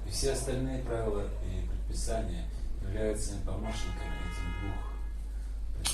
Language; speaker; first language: Russian; native; Russian